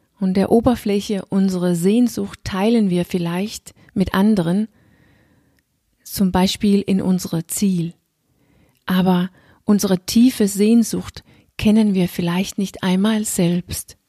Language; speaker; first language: German; non-native, fluent; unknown